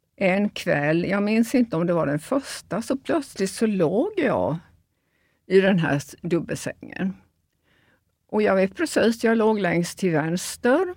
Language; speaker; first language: Swedish; early bilingual, other home language; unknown